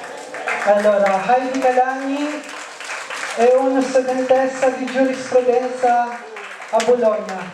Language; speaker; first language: Italian; early bilingual, other home language; Filipino